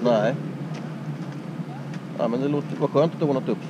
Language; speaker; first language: Swedish; native; Swedish